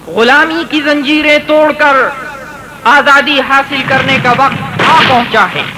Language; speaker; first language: Urdu; native; Urdu